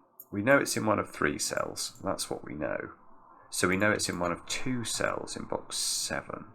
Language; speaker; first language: English; native; English